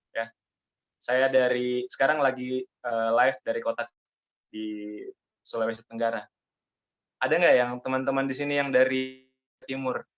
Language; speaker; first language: Indonesian; native; Indonesian